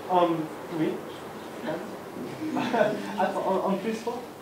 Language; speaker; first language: French; non-native, learner; English